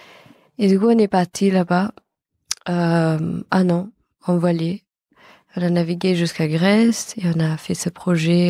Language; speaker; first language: French; non-native, fluent; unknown